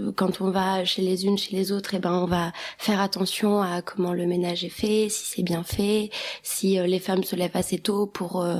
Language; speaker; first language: French; early bilingual, other home language; Albanian